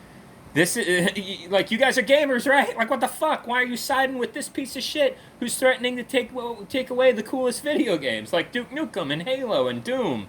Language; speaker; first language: English; native; English